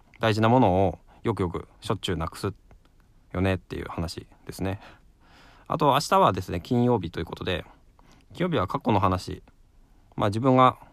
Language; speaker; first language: Japanese; native; Japanese